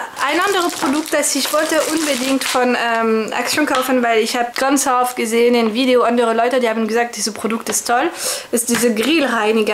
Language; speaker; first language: German; non-native, fluent; French